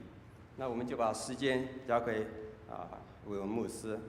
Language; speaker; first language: Chinese; native; Chinese